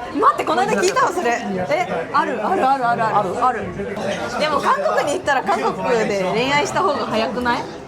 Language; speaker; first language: Japanese; native; Japanese